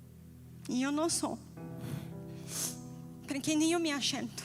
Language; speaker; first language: Italian; non-native, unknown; Portuguese